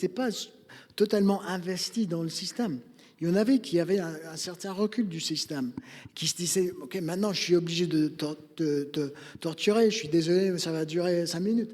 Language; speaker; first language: French; non-native, fluent; English